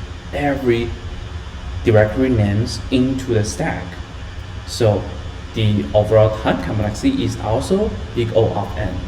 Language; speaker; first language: English; non-native, fluent; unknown